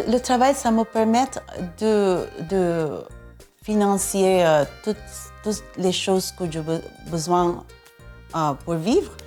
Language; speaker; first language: French; non-native, fluent; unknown